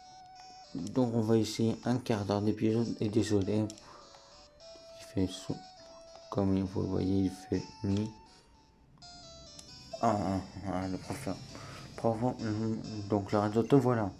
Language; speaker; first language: French; native; French